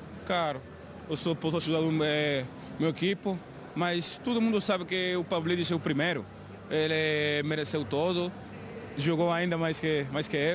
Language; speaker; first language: Portuguese; non-native, learner; Spanish